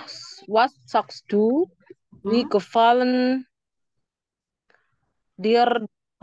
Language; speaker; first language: German; non-native, learner; Indonesian